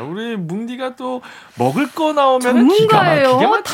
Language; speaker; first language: Korean; native; Korean